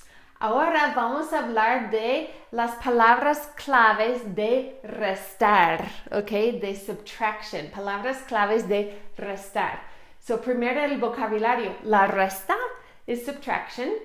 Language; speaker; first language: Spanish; non-native, fluent; English